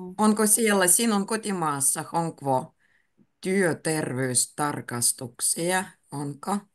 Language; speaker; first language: Finnish; non-native, fluent; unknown